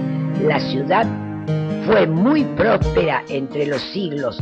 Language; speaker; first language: Spanish; native; Spanish